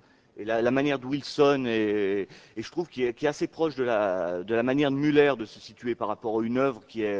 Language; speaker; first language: French; native; French